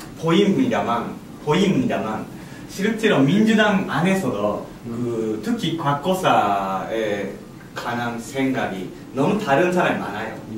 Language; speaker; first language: Korean; non-native, learner; Japanese